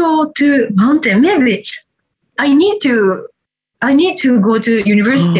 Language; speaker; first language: English; non-native, learner; Japanese